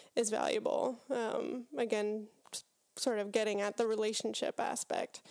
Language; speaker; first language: English; native; English